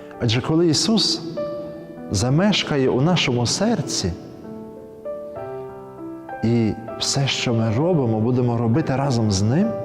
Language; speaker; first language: Ukrainian; native; Ukrainian